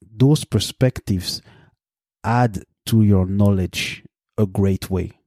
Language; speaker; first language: English; non-native, fluent; French